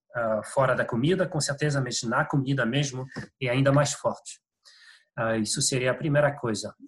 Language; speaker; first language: Portuguese; non-native, fluent; French